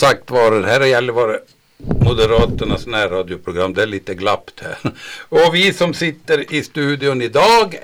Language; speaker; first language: Swedish; native; Swedish